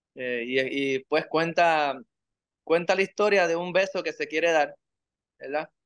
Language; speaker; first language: Spanish; native; Spanish